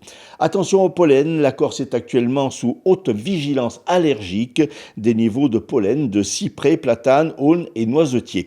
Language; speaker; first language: French; native; French